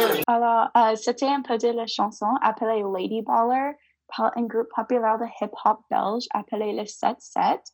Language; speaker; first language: French; non-native, learner; English